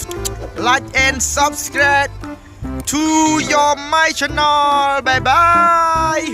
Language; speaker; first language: English; non-native, learner; Khmer